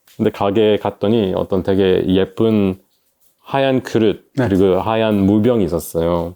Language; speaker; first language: Korean; non-native, fluent; English